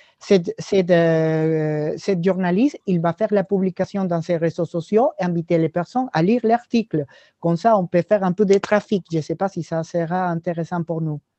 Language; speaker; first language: French; non-native, learner; Spanish